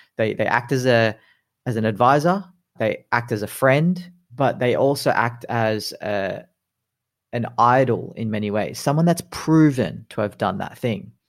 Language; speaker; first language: English; native; English